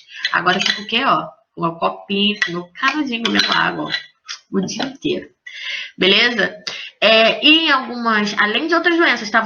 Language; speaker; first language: Portuguese; native; Portuguese